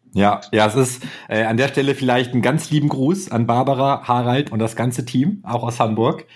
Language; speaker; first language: German; native; German